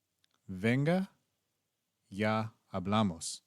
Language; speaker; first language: Spanish; non-native, learner; English